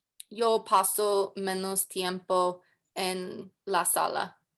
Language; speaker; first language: Spanish; non-native, learner; English